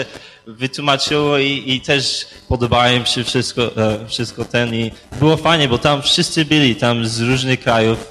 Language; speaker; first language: Polish; early bilingual, heritage; Polish